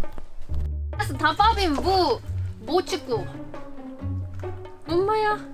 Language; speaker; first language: Russian; non-native, learner; Korean